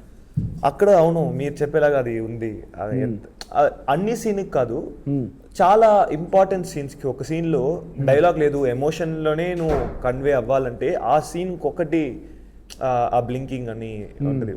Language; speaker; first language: Telugu; non-native, fluent; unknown